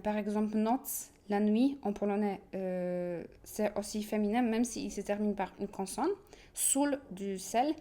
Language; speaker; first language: French; non-native, fluent; Polish